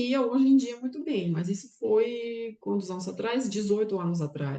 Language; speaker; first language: Portuguese; non-native, fluent; Russian